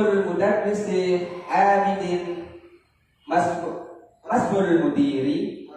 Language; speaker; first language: Arabic; non-native, learner; Indonesian